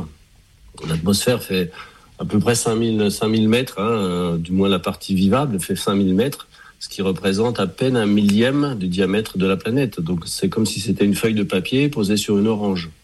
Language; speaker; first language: French; native; French